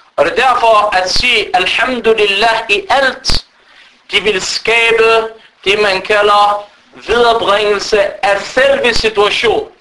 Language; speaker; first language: Danish; early bilingual, other home language; Arabic